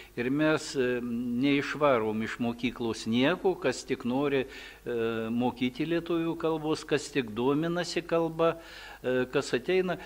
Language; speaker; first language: Lithuanian; early bilingual, heritage; Lithuanian